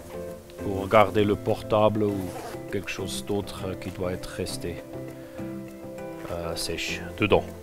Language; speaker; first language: French; non-native, fluent; German